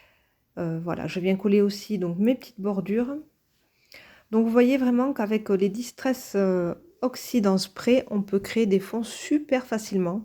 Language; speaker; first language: French; native; French